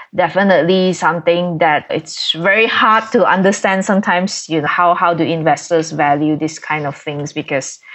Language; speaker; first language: English; non-native, local second language; Cantonese